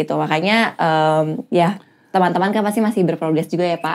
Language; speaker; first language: Indonesian; native; Indonesian